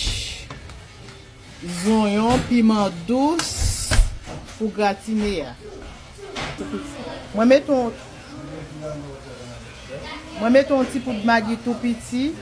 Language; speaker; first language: French; non-native, learner; Haitian Creole